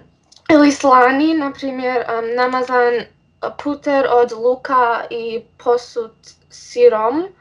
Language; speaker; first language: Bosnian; early bilingual, heritage; English